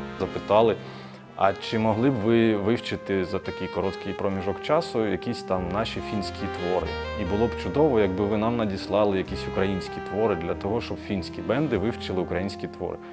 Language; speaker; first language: Ukrainian; native; Ukrainian